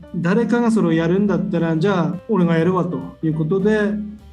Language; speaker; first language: Japanese; native; Japanese